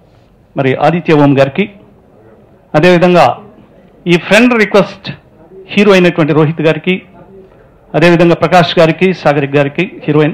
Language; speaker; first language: Telugu; native; Telugu